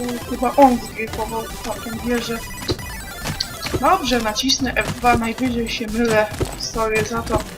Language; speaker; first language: Polish; native; Polish